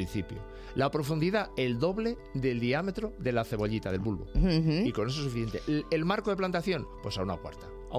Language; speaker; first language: Spanish; native; Spanish